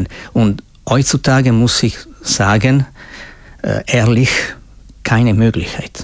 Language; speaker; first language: German; non-native, fluent; Italian